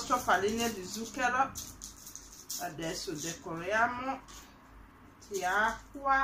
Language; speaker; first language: Italian; non-native, learner; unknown